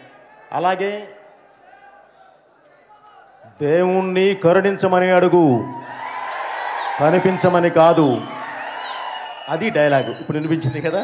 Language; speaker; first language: Telugu; native; Telugu